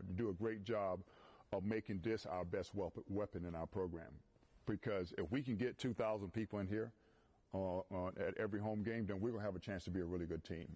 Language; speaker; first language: English; native; English